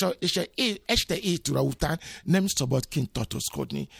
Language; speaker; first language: Hungarian; non-native, learner; Yoruba